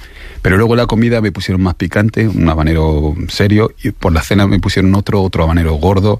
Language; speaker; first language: Spanish; native; Spanish